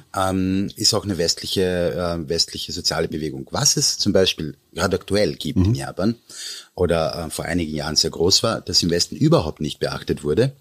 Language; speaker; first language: German; native; German